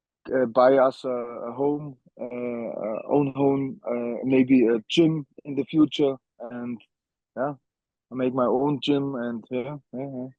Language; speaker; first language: English; non-native, learner; German